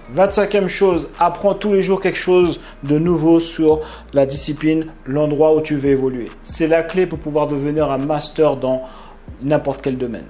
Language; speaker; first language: French; native; French